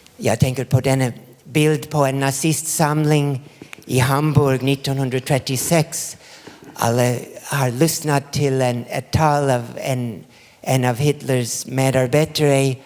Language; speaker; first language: Swedish; non-native, fluent; English